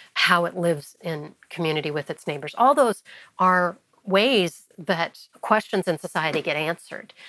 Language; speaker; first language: English; native; English